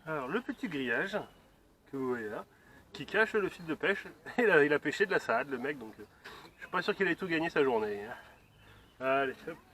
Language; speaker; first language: French; native; French